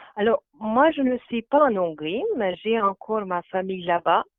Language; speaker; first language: French; non-native, fluent; Hungarian